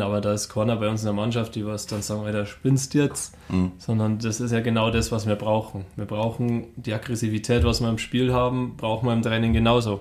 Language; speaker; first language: German; native; German